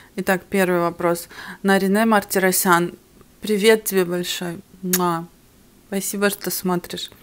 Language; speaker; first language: Russian; early bilingual, other home language; Armenian